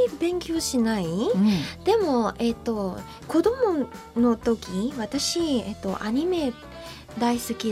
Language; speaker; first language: Japanese; non-native, learner; English